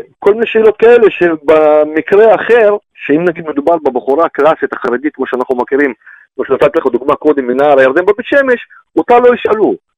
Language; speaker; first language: Hebrew; non-native, fluent; Russian